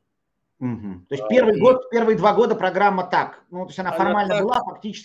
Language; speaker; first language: Russian; native; Russian